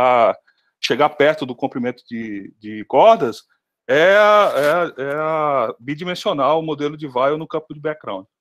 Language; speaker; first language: Portuguese; native; Portuguese